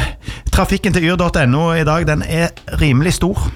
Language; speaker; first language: Norwegian; native; Norwegian